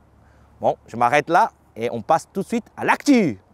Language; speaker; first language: French; native; French